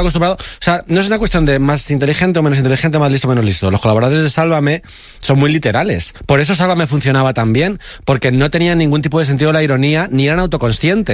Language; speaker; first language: Spanish; native; Spanish